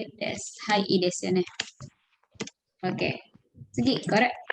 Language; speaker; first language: Japanese; non-native, fluent; Indonesian